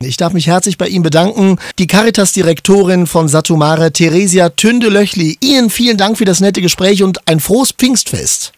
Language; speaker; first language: German; native; German